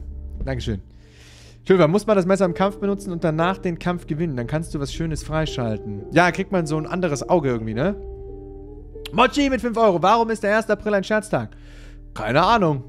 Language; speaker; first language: German; native; German